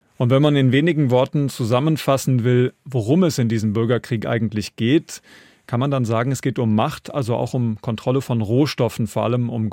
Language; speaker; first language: German; native; German